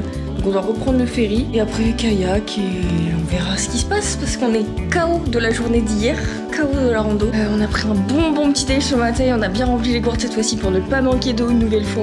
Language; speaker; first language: French; native; French